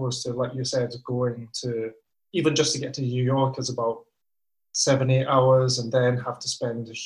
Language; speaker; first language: English; native; English